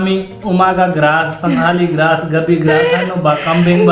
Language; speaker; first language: Filipino; non-native, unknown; Hindi